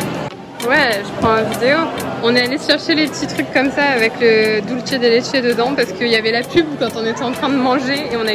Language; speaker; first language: French; native; French